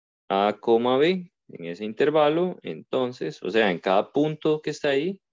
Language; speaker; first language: Spanish; native; Spanish